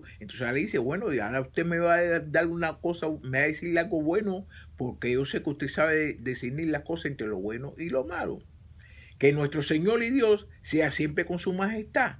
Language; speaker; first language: Spanish; native; Spanish